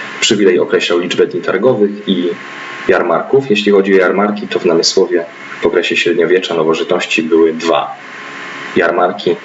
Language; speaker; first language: Polish; native; Polish